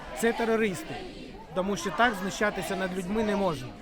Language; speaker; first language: Ukrainian; native; Ukrainian